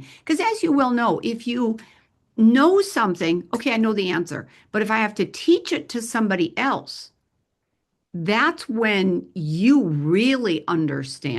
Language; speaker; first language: English; native; English